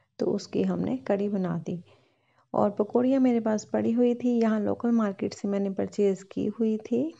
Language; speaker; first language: Hindi; non-native, local second language; Punjabi